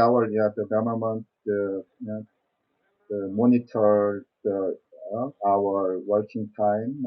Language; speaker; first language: English; non-native, learner; Korean